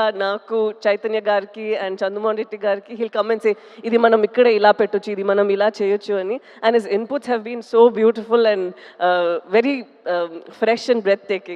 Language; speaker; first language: Telugu; non-native, fluent; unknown